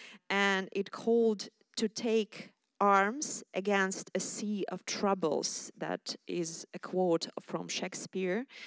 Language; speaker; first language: English; non-native, fluent; Ukrainian